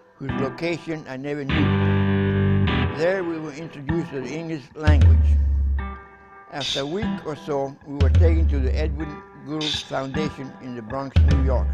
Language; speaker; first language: English; early bilingual, other home language; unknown